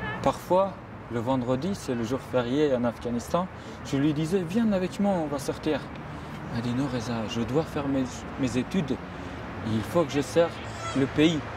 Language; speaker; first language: French; non-native, fluent; Persian